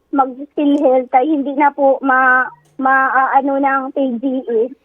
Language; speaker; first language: Filipino; non-native, local second language; Waray